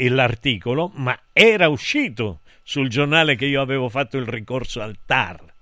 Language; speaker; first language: Italian; native; Italian